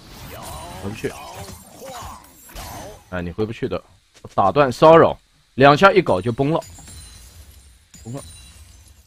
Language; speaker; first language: Chinese; native; Chinese